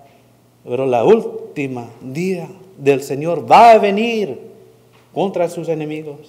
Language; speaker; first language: Spanish; non-native, fluent; English